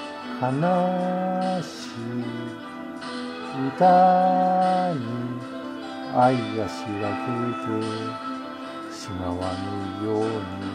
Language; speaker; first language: Japanese; native; Japanese